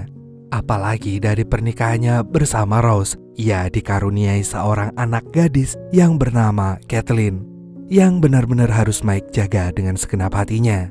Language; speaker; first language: Indonesian; native; Indonesian